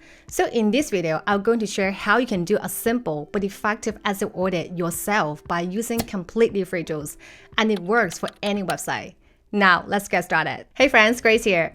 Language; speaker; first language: English; non-native, fluent; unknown